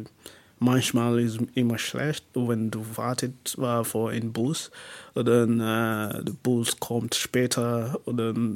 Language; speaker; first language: German; non-native, learner; English